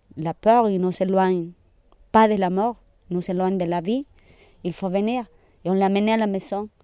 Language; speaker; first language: French; non-native, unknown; Spanish